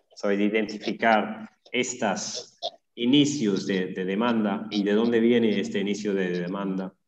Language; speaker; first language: Spanish; non-native, fluent; English